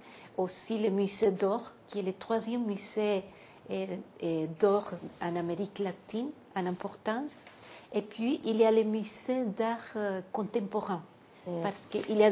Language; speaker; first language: French; non-native, fluent; Spanish